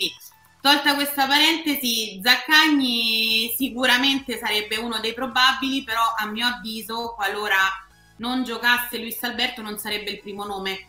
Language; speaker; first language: Italian; native; Italian